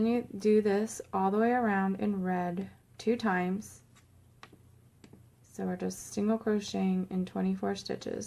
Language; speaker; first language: English; native; English